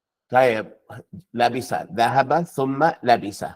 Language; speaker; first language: Arabic; non-native, fluent; English